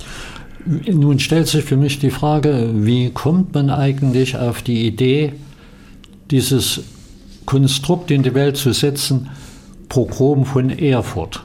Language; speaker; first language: German; native; German